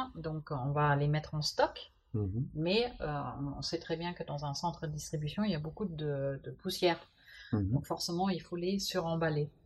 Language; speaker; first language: French; non-native, fluent; German